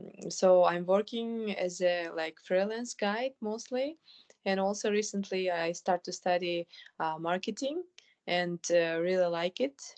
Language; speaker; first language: English; non-native, fluent; Kyrgyz